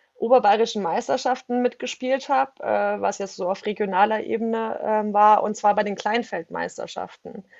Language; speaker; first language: German; native; German